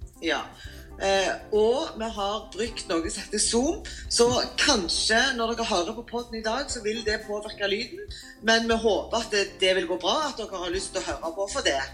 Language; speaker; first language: Norwegian; native; Norwegian